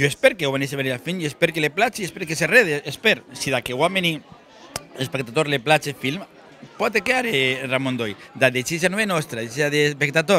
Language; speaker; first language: Romanian; non-native, learner; Spanish